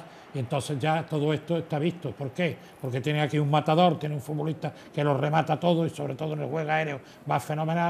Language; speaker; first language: Spanish; native; Spanish